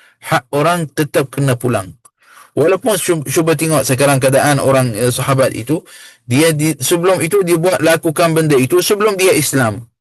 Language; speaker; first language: Malay; non-native, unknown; Arabic